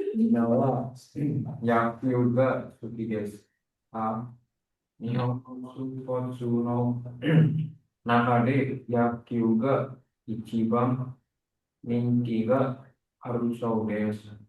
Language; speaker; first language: Japanese; non-native, learner; Indonesian